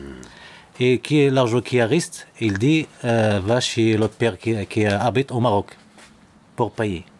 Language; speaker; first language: French; non-native, learner; Arabic